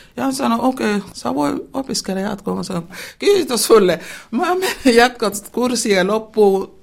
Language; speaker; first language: Finnish; non-native, learner; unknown